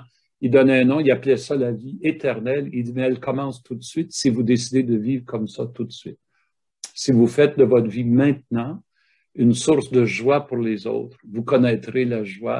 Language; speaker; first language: French; native; French